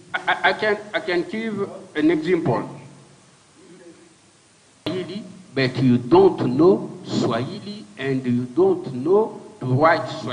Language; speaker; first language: English; non-native, learner; French